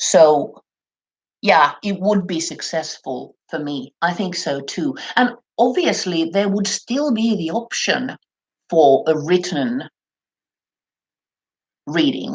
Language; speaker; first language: English; non-native, fluent; Finnish